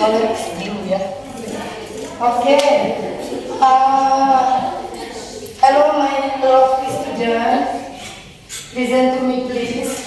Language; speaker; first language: English; non-native, learner; Indonesian